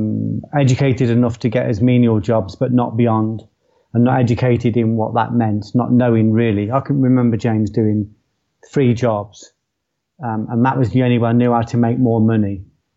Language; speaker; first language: English; native; English